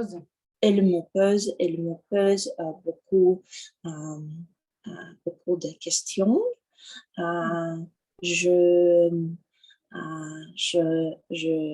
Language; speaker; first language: French; non-native, learner; Russian